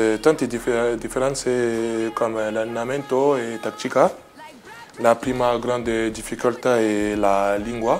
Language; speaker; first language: Italian; non-native, learner; French